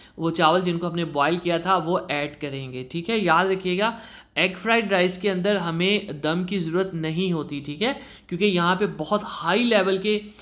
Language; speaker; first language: Urdu; native; Urdu